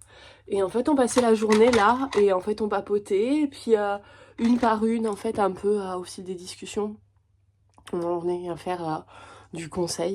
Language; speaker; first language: French; native; French